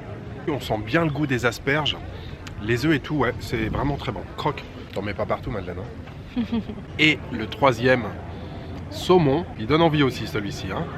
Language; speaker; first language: French; native; French